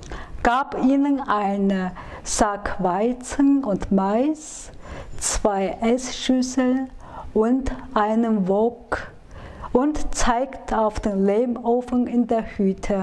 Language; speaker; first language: German; non-native, fluent; Chinese